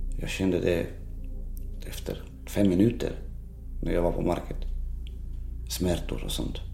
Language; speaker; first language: Swedish; non-native, local second language; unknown